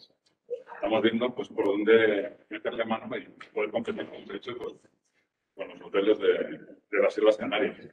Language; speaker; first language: Spanish; native; Spanish